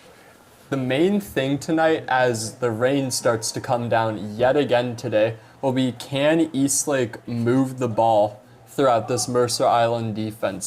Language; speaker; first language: English; native; English